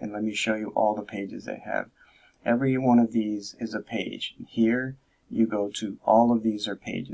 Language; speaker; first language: English; native; English